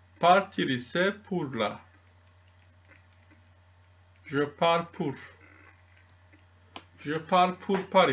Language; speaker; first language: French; non-native, fluent; Turkish